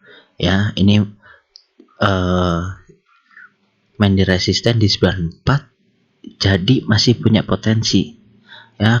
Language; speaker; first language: Indonesian; native; Indonesian